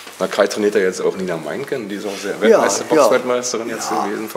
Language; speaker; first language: German; native; German